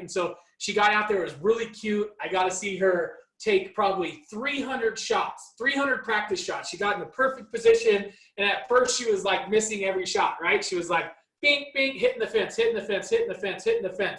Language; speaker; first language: English; native; English